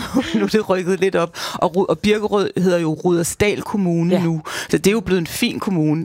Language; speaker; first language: Danish; native; Danish